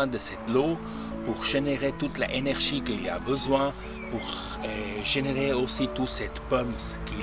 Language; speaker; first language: French; non-native, local second language; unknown